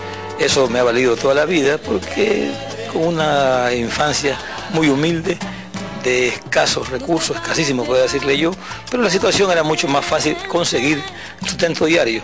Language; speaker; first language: Spanish; native; Spanish